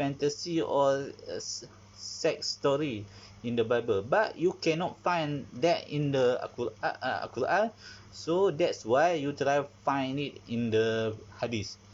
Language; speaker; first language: English; non-native, learner; Malay